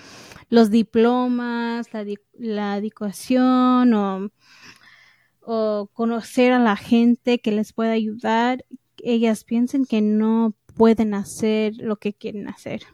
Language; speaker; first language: Spanish; early bilingual, heritage; English